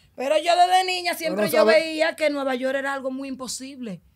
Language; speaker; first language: Spanish; native; Spanish